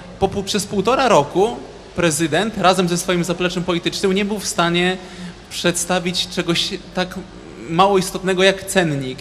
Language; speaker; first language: Polish; native; Polish